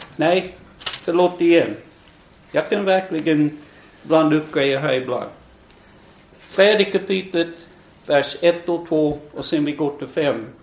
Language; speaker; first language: Swedish; non-native, fluent; English